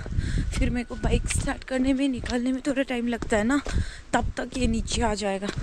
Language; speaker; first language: Hindi; non-native, local second language; Nepali